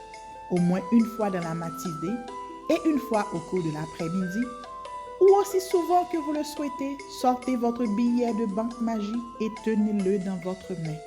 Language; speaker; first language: French; native; French